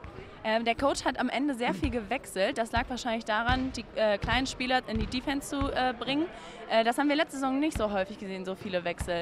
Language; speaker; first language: German; native; German